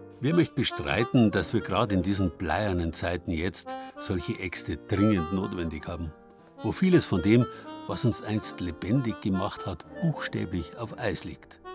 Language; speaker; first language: German; native; German